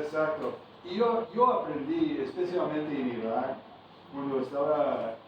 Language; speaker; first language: Spanish; non-native, fluent; English